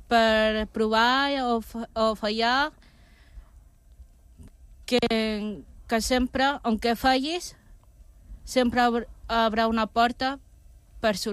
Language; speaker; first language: Catalan; non-native, local second language; Spanish